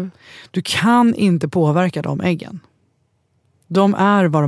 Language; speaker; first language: Swedish; native; Swedish